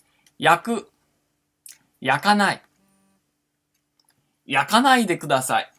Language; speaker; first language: Japanese; non-native, fluent; Portuguese